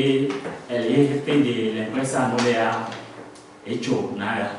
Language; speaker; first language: Spanish; non-native, learner; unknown